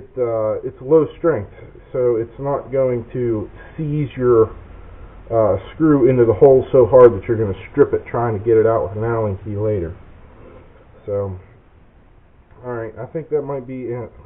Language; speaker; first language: English; native; English